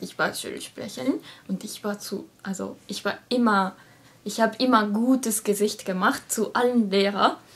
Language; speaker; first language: German; non-native, learner; Japanese